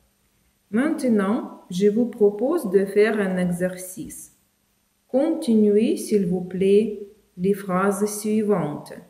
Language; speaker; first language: French; non-native, fluent; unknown